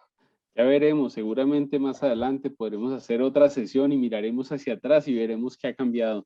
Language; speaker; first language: Spanish; native; Spanish